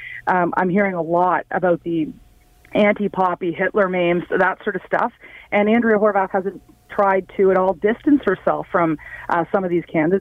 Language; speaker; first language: English; native; English